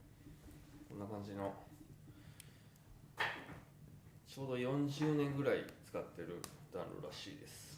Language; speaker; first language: Japanese; native; Japanese